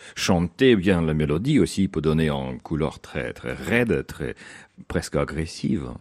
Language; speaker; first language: French; non-native, fluent; Russian